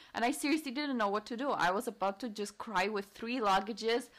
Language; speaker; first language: English; non-native, fluent; Polish